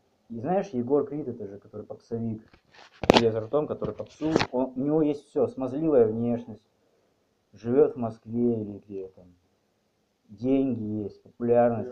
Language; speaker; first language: Russian; native; Russian